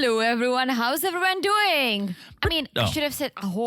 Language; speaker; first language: English; native; English